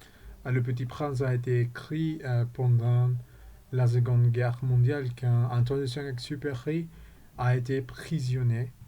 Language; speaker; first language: French; non-native, learner; Spanish